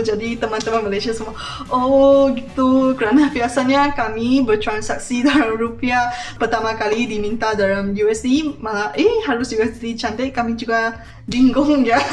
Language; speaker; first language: Indonesian; non-native, fluent; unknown